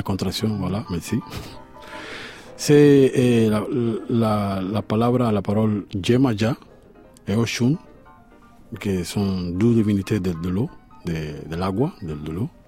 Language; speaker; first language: French; non-native, learner; Spanish